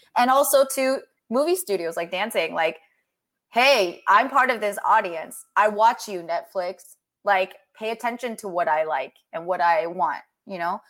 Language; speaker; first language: English; native; English